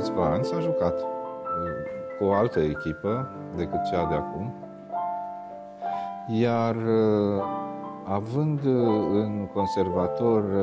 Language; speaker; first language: Romanian; native; Romanian